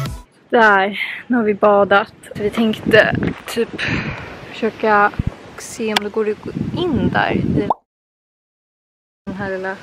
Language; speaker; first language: Swedish; native; Swedish